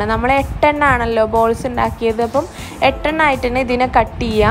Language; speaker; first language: Malayalam; native; Malayalam